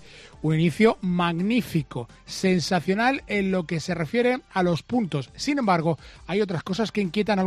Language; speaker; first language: Spanish; native; Spanish